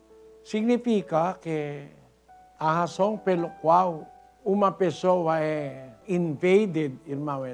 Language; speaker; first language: Portuguese; non-native, learner; Filipino